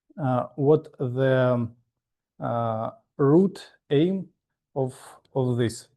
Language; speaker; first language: English; non-native, fluent; Russian